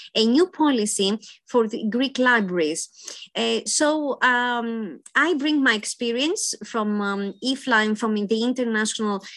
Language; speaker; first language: English; non-native, fluent; Greek